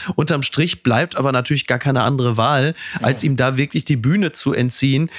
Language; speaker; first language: German; native; German